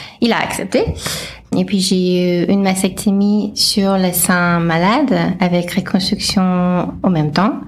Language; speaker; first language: French; non-native, fluent; English